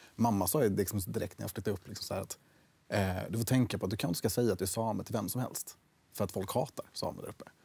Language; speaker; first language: Swedish; native; Swedish